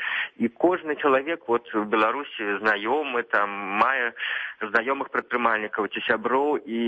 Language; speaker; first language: Belarusian; native; Belarusian